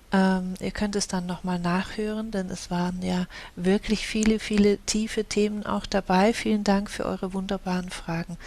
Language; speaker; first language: German; native; German